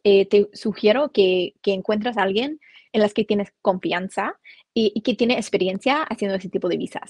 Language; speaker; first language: Spanish; non-native, fluent; English